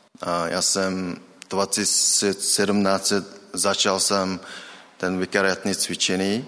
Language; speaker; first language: Czech; non-native, learner; Mongolian